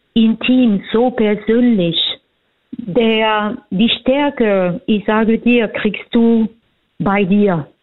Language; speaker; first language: German; non-native, fluent; French